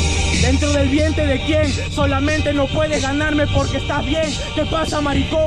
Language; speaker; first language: Spanish; native; Spanish